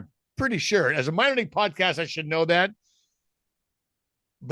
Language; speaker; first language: English; native; English